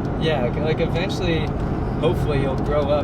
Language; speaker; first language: English; native; English